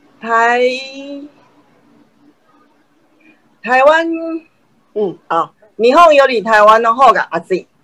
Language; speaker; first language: Japanese; non-native, learner; Chinese